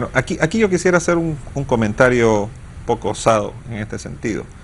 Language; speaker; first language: Spanish; native; Spanish